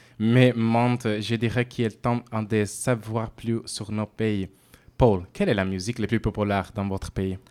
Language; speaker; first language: French; non-native, fluent; Italian